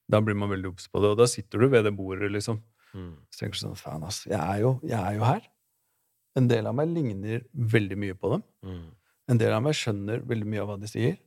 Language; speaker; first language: Norwegian; native; Norwegian